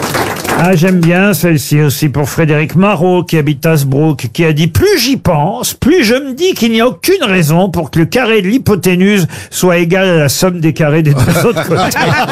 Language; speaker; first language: French; native; French